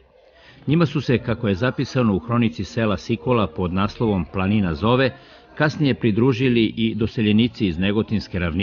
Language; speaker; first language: Serbian; native; Serbian